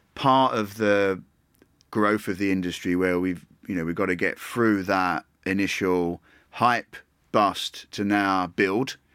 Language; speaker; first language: English; native; English